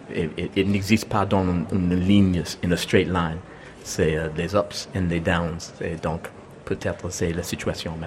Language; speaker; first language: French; non-native, learner; English